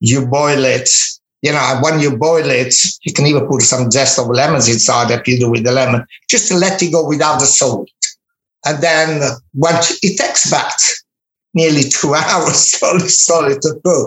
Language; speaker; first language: English; non-native, fluent; Italian